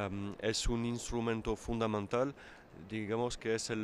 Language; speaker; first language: Spanish; non-native, fluent; French